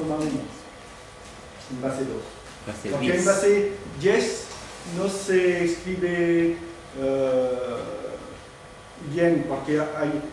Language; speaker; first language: Spanish; non-native, fluent; French